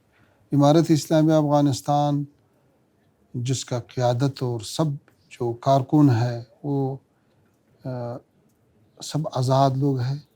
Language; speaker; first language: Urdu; non-native, learner; Pashto